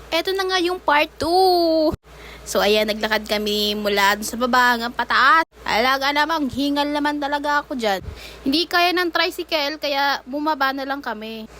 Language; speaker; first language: Filipino; native; Filipino